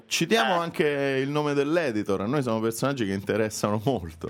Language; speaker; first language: Italian; native; Italian